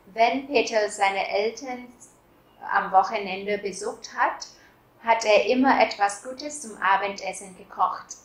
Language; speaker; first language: German; non-native, fluent; Vietnamese